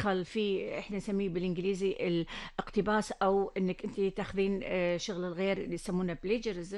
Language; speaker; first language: Arabic; native; Arabic